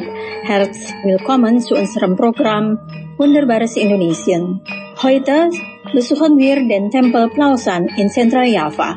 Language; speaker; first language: German; non-native, fluent; Indonesian